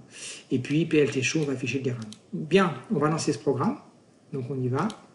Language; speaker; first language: French; native; French